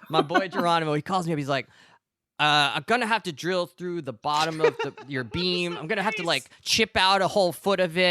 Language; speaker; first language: English; native; English